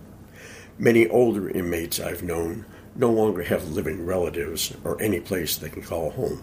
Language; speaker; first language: English; native; English